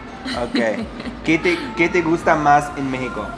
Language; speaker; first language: Spanish; non-native, fluent; Arabic